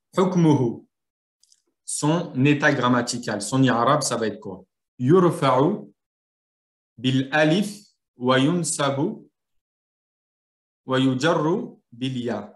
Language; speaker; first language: Arabic; non-native, fluent; French